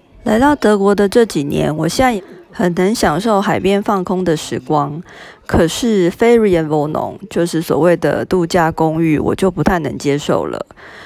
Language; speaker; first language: Chinese; native; Chinese